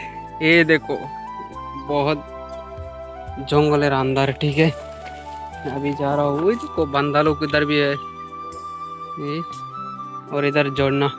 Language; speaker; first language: Hindi; non-native, local second language; Bangla